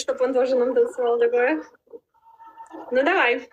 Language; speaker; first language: Russian; native; Russian